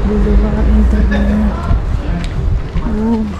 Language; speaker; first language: French; non-native, learner; Indonesian